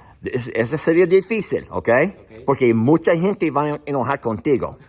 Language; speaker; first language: Spanish; non-native, learner; English